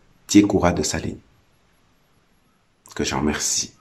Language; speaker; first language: French; native; French